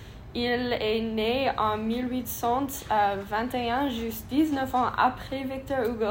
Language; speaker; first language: French; non-native, learner; English